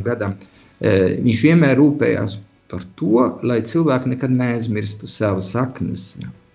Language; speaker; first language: Latvian; early bilingual, heritage; Latvian